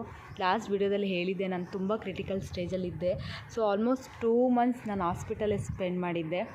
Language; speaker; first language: Kannada; native; Kannada